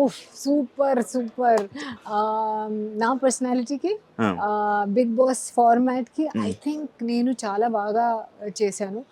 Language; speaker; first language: Telugu; non-native, learner; Hindi